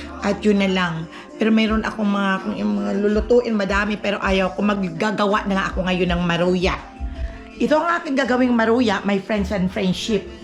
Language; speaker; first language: Filipino; non-native, local second language; Cebuano